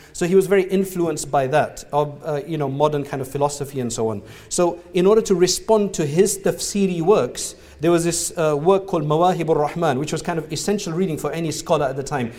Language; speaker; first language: English; native; English